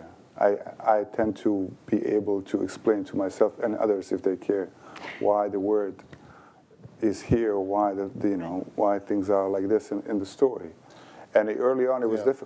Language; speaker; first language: English; non-native, fluent; Bosnian